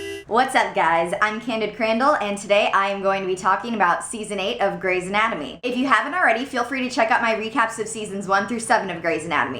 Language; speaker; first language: English; native; English